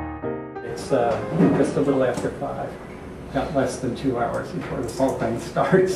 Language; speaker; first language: English; native; English